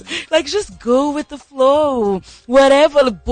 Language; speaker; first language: English; non-native, fluent; Portuguese